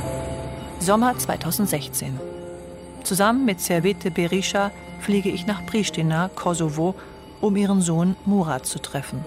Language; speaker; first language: German; native; German